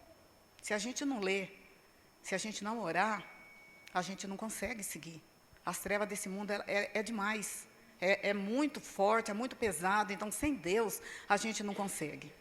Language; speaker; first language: Portuguese; native; Portuguese